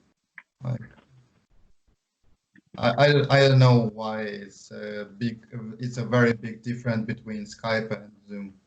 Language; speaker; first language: English; non-native, learner; Ukrainian